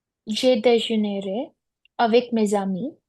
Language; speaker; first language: French; non-native, learner; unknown